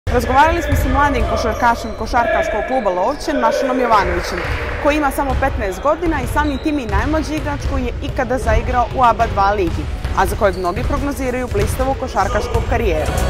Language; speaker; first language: Bosnian; native; Bosnian